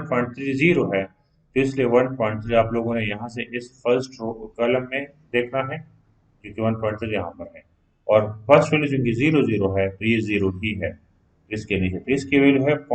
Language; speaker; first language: Hindi; non-native, local second language; Punjabi